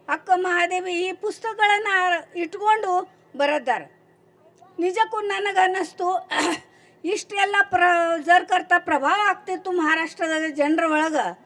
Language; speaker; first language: Kannada; non-native, local second language; Marathi